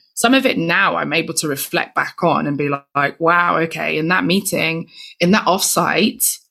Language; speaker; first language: English; native; English